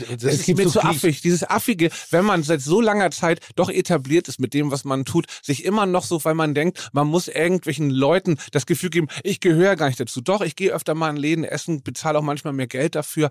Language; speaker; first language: German; native; German